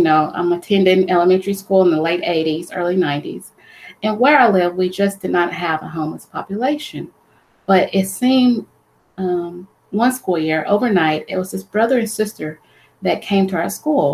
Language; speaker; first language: English; native; English